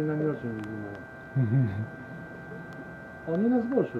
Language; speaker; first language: Russian; non-native, learner; Polish